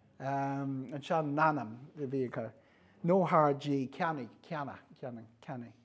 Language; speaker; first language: Irish; non-native, local second language; English